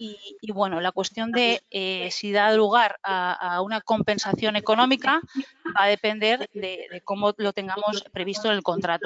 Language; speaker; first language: Spanish; native; Spanish